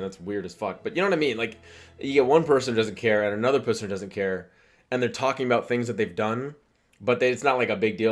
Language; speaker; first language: English; native; English